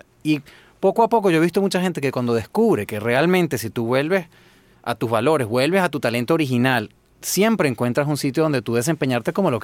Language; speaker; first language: Spanish; native; Spanish